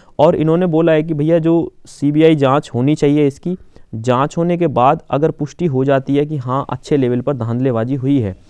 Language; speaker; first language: Hindi; native; Hindi